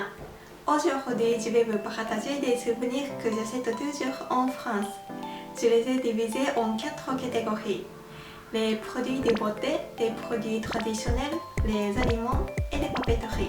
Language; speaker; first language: French; non-native, fluent; Japanese